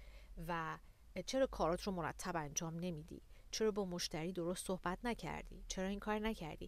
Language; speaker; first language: Persian; native; Persian